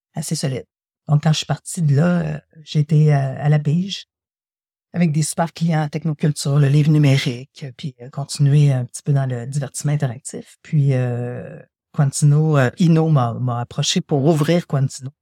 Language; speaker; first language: French; native; French